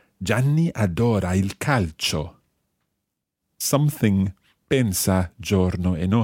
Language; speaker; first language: Italian; non-native, fluent; English